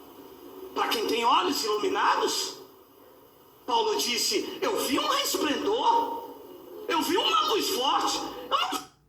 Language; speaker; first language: Portuguese; native; Portuguese